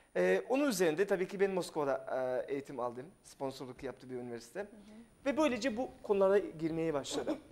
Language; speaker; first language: Turkish; non-native, fluent; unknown